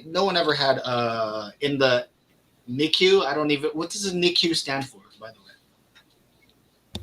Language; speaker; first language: English; native; English